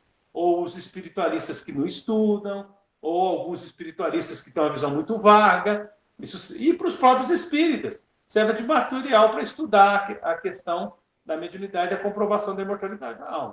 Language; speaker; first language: Portuguese; native; Portuguese